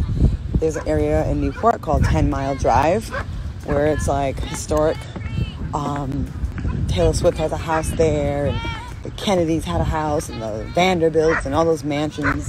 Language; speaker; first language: English; native; English